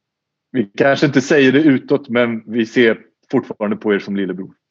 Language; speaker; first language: Swedish; native; Swedish